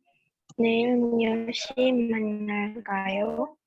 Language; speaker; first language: Korean; non-native, learner; Indonesian